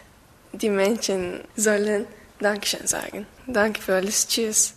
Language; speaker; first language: German; non-native, learner; Turkish